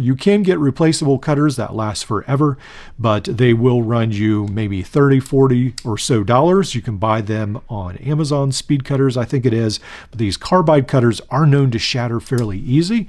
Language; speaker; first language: English; native; English